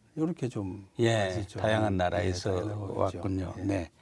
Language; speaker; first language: Korean; native; Korean